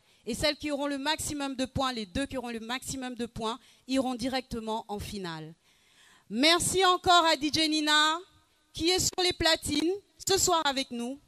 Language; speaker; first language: French; non-native, local second language; Wolof